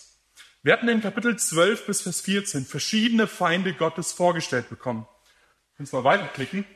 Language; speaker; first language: German; native; German